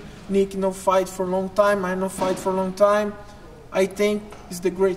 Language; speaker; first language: English; non-native, learner; Portuguese